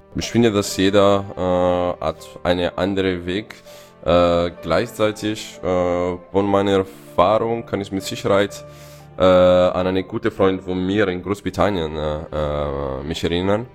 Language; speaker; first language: German; non-native, fluent; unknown